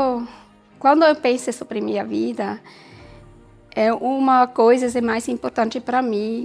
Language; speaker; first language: Portuguese; non-native, learner; German